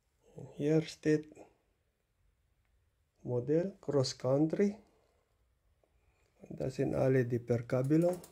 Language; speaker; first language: German; non-native, learner; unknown